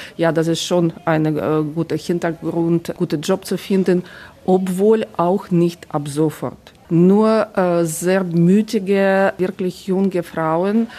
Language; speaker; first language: German; non-native, fluent; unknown